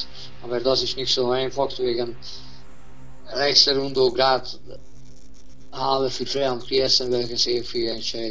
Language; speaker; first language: German; non-native, learner; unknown